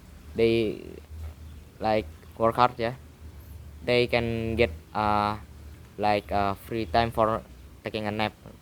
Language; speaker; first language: English; non-native, learner; Indonesian